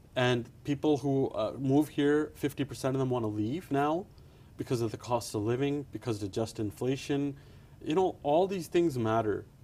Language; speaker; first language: English; early bilingual, other home language; Punjabi